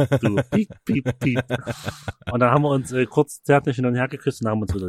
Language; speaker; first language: German; native; German